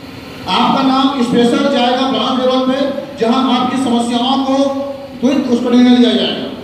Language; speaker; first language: Hindi; native; Hindi